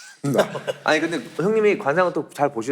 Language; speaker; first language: Korean; native; Korean